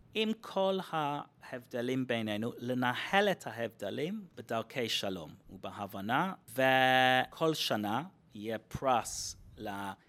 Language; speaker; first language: Hebrew; non-native, fluent; English